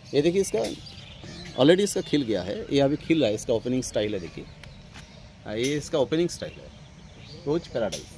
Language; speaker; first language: Hindi; non-native, local second language; Bangla